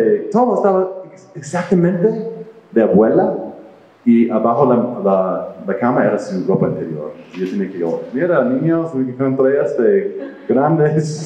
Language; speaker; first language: Spanish; non-native, fluent; English